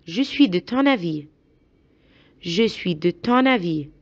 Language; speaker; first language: French; non-native, fluent; Arabic